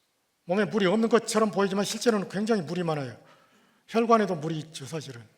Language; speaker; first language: Korean; native; Korean